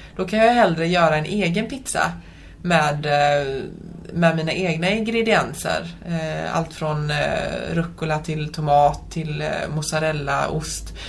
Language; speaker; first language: Swedish; early bilingual, other home language; Polish